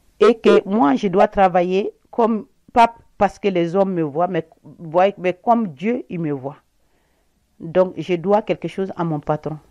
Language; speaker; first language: French; non-native, local second language; Bambara